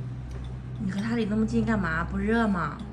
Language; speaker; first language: Chinese; native; Chinese